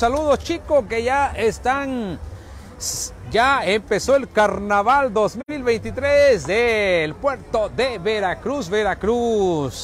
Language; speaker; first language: Spanish; native; Spanish